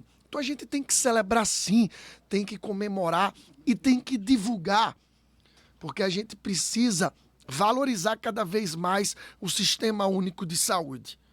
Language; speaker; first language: Portuguese; native; Portuguese